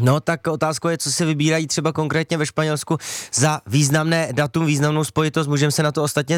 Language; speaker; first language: Czech; native; Czech